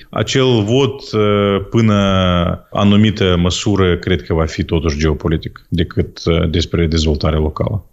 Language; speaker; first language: Romanian; non-native, local second language; Gagauz